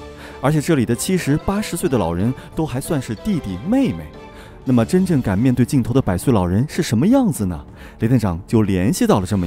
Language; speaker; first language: Chinese; native; Chinese